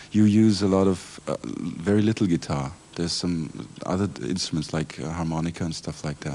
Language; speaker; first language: English; non-native, fluent; German